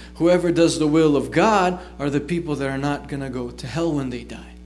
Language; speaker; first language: English; native; English